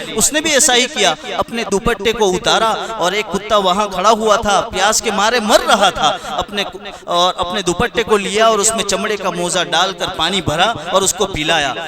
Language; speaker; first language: Urdu; non-native, local second language; Gujarati